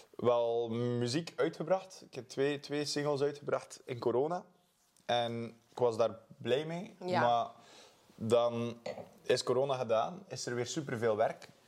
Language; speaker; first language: Dutch; native; Dutch